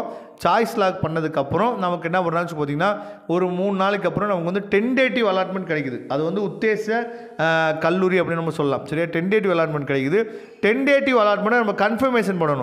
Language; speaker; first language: Tamil; native; Tamil